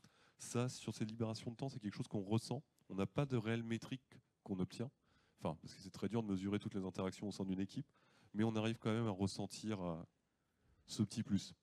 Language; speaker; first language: French; native; French